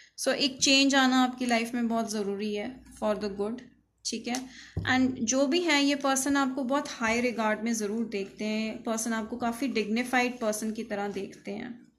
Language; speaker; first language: Hindi; native; Hindi